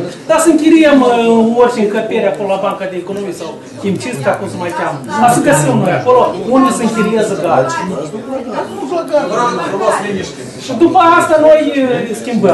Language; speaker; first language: Romanian; native; Romanian